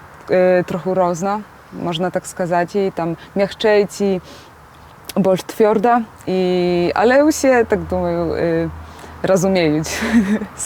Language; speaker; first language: Belarusian; non-native, local second language; Polish